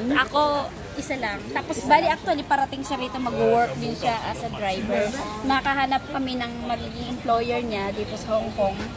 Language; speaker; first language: Filipino; native; Filipino